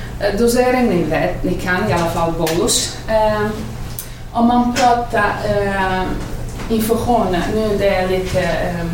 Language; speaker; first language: Swedish; non-native, fluent; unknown